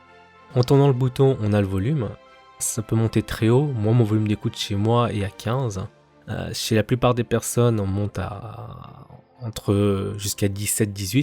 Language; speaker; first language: French; native; French